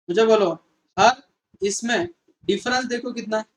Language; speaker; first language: Hindi; non-native, local second language; Marathi